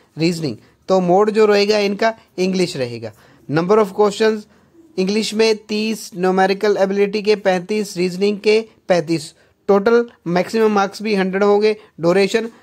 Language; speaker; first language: Hindi; non-native, local second language; Punjabi